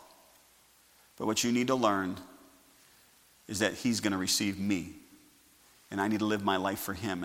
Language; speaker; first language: English; native; English